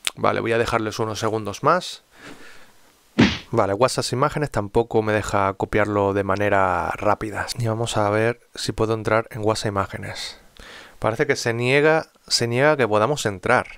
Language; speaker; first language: Spanish; native; Spanish